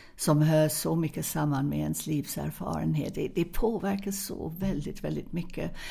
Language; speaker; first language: Swedish; non-native, fluent; English